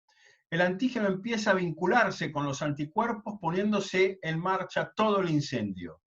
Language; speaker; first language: Spanish; native; Spanish